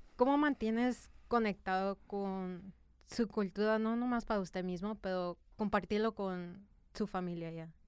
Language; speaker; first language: Spanish; early bilingual, other home language; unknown